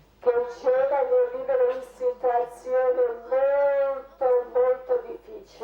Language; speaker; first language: Italian; non-native, learner; Croatian